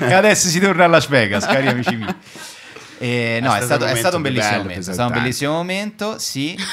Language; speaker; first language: Italian; native; Italian